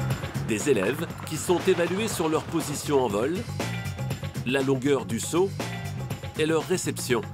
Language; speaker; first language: French; native; French